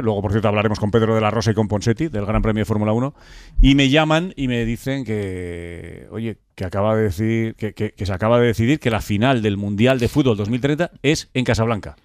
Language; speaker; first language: Spanish; native; Spanish